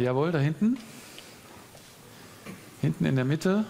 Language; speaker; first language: German; native; German